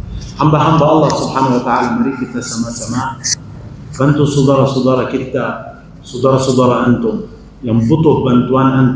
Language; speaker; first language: Indonesian; non-native, fluent; Arabic